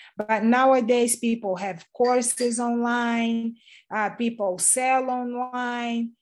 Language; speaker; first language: English; non-native, fluent; Portuguese